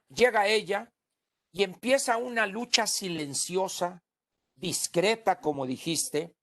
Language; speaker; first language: Spanish; native; Spanish